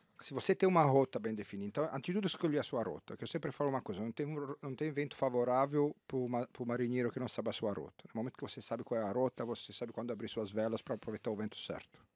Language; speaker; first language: Portuguese; non-native, fluent; Italian